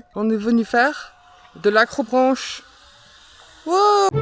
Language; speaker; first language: French; native; French